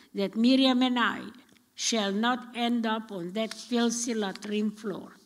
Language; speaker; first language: English; non-native, fluent; Romanian